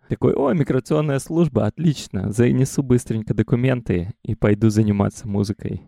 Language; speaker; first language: Russian; native; Russian